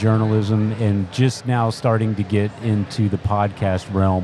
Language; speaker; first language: English; native; English